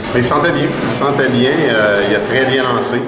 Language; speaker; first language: French; native; French